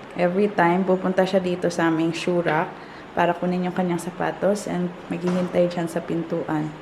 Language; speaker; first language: Filipino; non-native, local second language; Hiligaynon